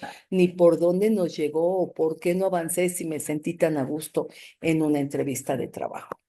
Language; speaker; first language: Spanish; native; Spanish